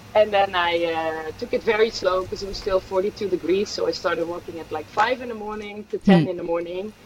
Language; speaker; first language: English; non-native, fluent; Dutch